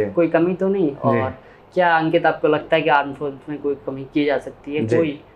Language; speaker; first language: Hindi; native; Hindi